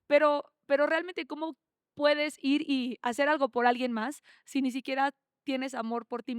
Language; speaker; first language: Spanish; native; Spanish